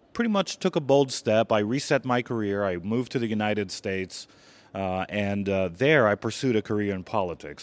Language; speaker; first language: English; non-native, fluent; Greek